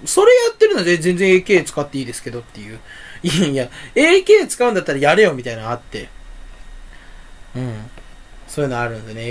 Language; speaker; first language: Japanese; native; Japanese